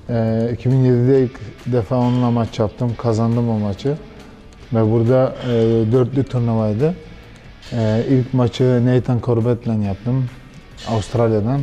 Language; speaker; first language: Turkish; early bilingual, heritage; Turkish